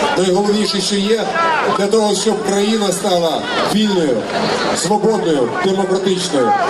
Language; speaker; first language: Ukrainian; non-native, local second language; Russian